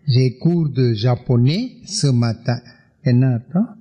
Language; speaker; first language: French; non-native, fluent; Tamil